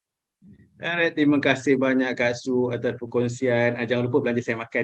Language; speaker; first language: Malay; native; Malay